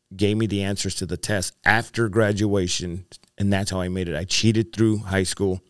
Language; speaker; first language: English; native; English